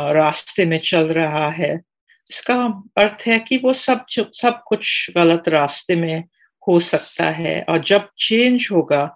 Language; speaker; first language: Hindi; non-native, fluent; English